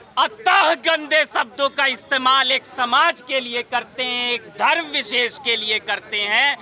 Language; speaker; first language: Hindi; native; Hindi